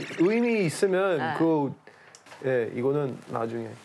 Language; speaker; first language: Korean; non-native, learner; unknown